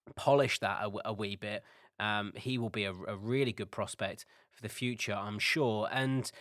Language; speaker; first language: English; native; English